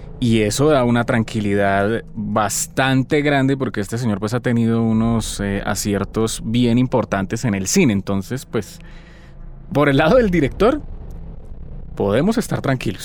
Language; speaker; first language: Spanish; native; Spanish